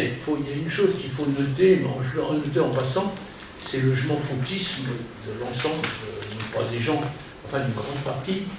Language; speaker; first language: French; native; French